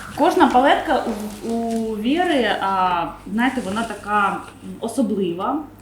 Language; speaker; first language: Ukrainian; non-native, local second language; Russian